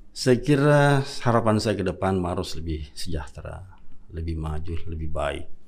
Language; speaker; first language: Indonesian; native; Indonesian